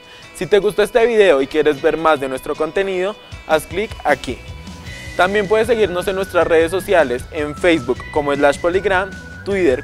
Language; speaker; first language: Spanish; native; Spanish